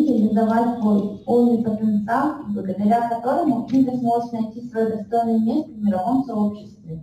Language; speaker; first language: Russian; native; Russian